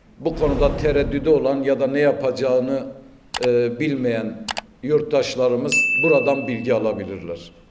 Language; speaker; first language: Turkish; native; Turkish